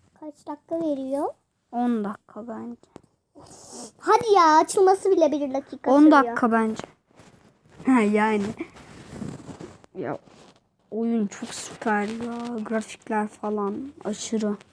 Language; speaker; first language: Turkish; native; Turkish